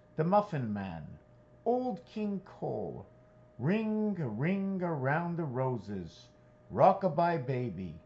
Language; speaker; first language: English; native; English